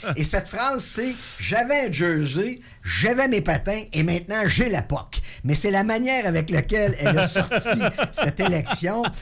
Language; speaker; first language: French; native; French